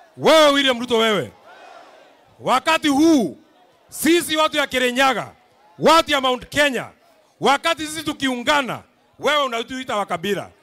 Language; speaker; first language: Swahili; non-native, local second language; Kikuyu